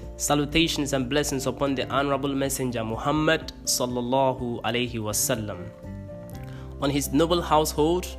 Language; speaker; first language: English; non-native, local second language; Akan